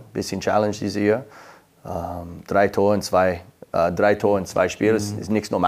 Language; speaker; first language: German; non-native, learner; English